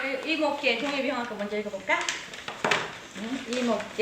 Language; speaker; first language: Korean; native; Korean